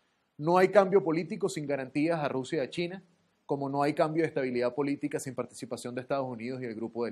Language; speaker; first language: Spanish; native; Spanish